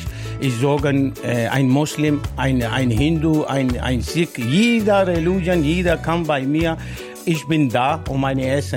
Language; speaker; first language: German; non-native, learner; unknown